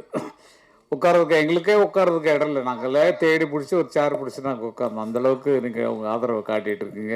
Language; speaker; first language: Tamil; native; Tamil